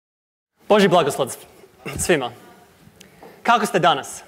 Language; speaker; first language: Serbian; non-native, learner; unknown